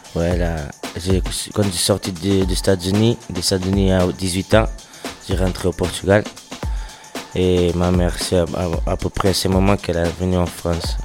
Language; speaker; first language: French; non-native, learner; English